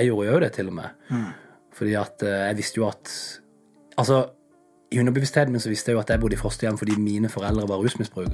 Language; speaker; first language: Norwegian; native; Norwegian